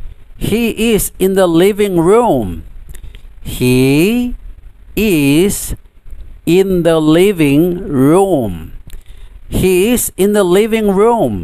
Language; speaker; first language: English; non-native, fluent; Indonesian